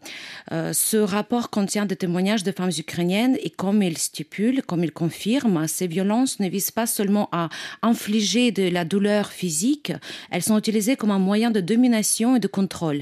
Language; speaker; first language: French; non-native, fluent; Ukrainian